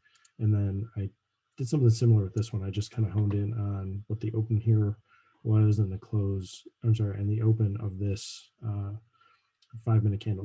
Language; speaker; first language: English; native; English